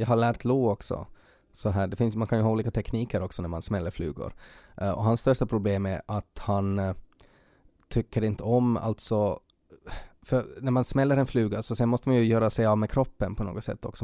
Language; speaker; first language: Swedish; native; Swedish